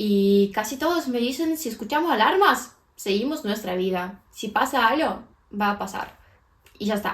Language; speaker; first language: Spanish; non-native, fluent; Ukrainian